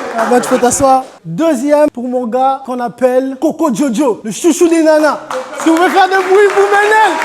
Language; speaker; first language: French; native; French